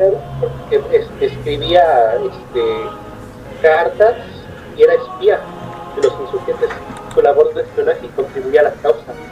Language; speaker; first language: Spanish; native; Spanish